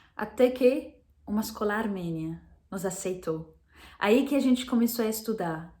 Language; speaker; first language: Portuguese; non-native, fluent; Arabic